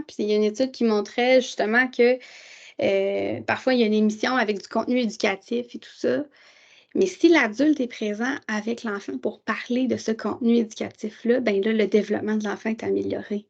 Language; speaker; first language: French; native; French